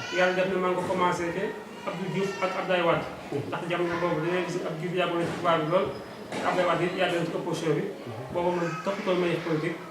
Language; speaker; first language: Wolof; native; Wolof